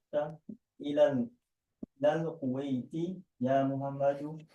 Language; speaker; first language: Arabic; non-native, learner; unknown